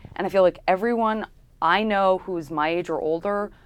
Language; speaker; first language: English; native; English